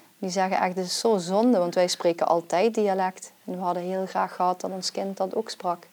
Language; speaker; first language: Dutch; native; Dutch